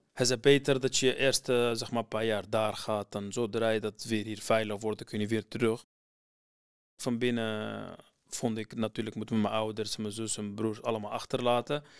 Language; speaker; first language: Dutch; non-native, fluent; Kurdish